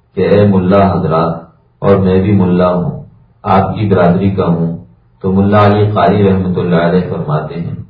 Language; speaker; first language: Urdu; native; Urdu